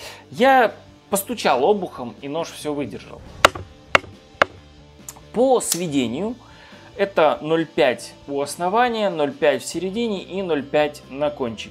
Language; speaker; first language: Russian; native; Russian